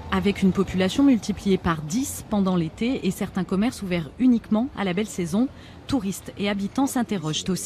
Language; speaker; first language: French; native; French